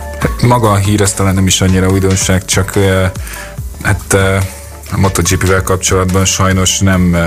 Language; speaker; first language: Hungarian; native; Hungarian